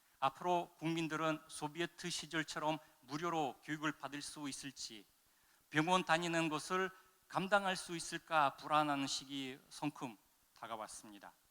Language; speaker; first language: Korean; non-native, fluent; Russian